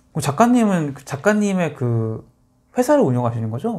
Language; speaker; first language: Korean; native; Korean